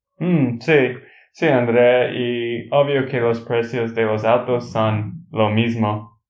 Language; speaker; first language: Spanish; non-native, learner; English